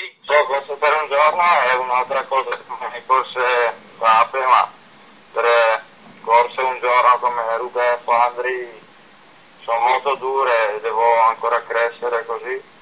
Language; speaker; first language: Italian; non-native, learner; Slovak